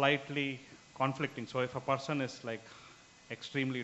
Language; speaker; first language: English; non-native, local second language; Marathi